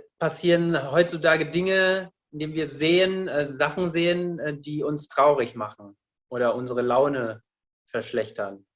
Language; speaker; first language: German; non-native, fluent; Indonesian